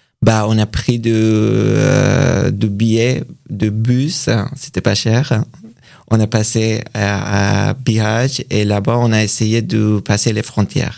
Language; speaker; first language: French; non-native, learner; Persian